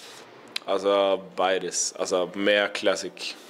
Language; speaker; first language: German; non-native, learner; Norwegian